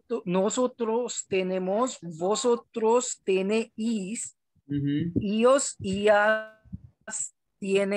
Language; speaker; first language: Spanish; non-native, learner; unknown